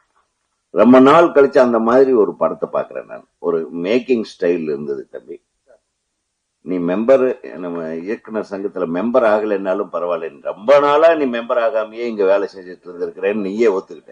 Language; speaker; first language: Tamil; native; Tamil